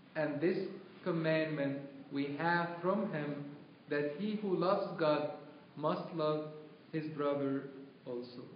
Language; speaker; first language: English; non-native, fluent; Arabic